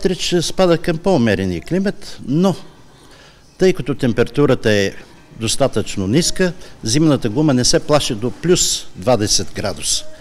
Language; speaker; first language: Bulgarian; native; Bulgarian